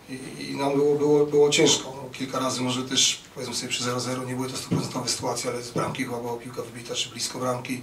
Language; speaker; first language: Polish; native; Polish